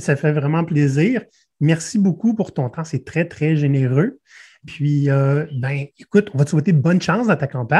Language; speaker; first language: French; native; French